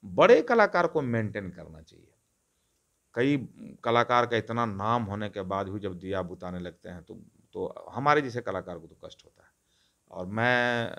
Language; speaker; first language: Hindi; non-native, local second language; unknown